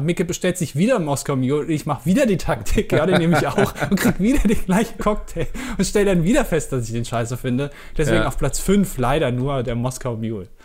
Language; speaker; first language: German; native; German